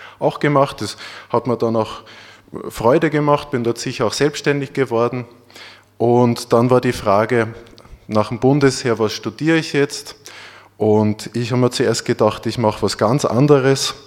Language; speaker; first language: German; native; German